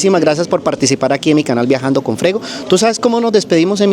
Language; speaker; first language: Spanish; native; Spanish